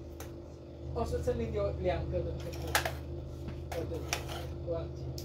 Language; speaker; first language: Chinese; non-native, learner; Indonesian